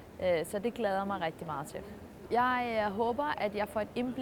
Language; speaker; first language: Danish; early bilingual, other home language; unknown